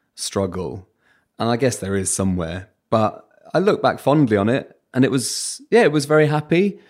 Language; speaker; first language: English; native; English